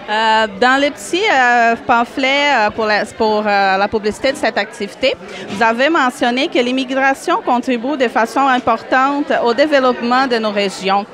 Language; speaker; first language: French; native; French